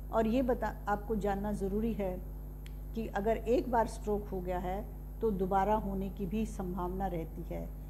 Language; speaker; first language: Hindi; native; Hindi